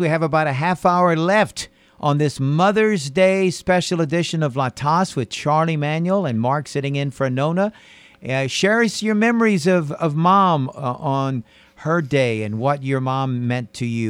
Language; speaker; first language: English; native; English